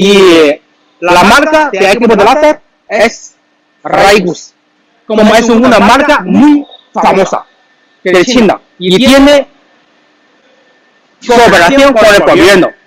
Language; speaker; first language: Spanish; non-native, learner; Chinese